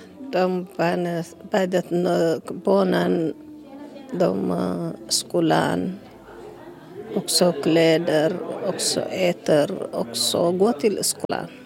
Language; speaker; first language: Swedish; non-native, learner; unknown